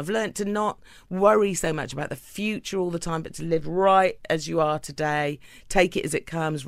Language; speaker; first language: English; native; English